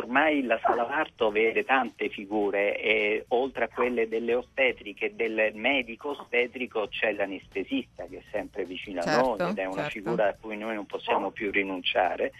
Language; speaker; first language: Italian; native; Italian